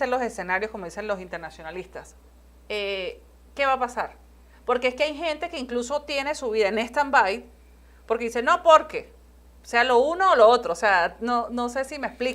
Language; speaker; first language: Spanish; native; Spanish